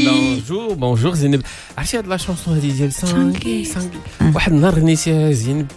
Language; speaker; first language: French; non-native, local second language; Arabic